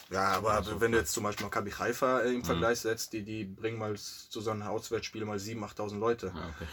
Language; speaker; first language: German; native; German